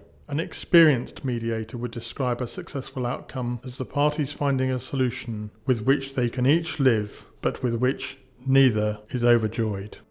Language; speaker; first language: English; native; English